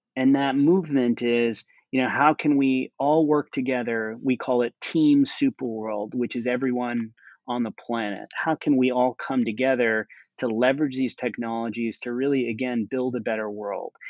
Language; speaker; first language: English; native; English